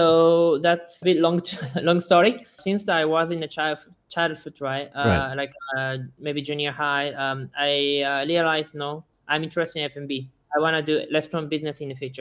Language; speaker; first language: English; non-native, fluent; Japanese